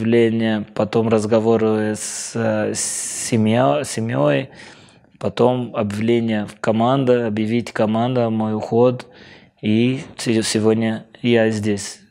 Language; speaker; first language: Russian; non-native, fluent; Portuguese